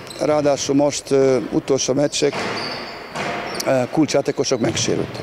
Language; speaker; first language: Hungarian; non-native, learner; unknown